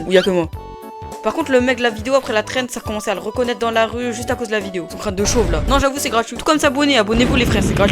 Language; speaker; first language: French; native; French